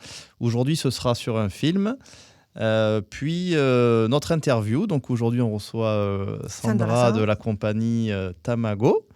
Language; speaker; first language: French; native; French